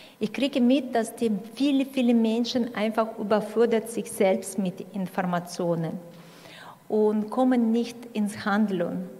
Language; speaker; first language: German; non-native, fluent; Russian